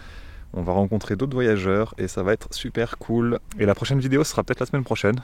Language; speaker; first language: French; native; French